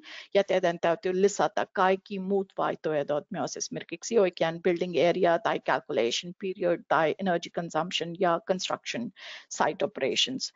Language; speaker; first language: Finnish; non-native, fluent; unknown